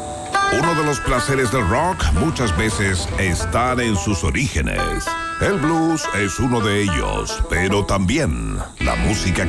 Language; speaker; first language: Spanish; native; Spanish